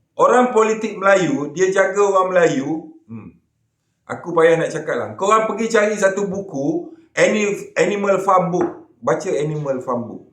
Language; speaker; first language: Malay; native; Malay